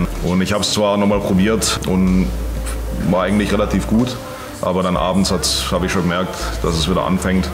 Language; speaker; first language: German; native; German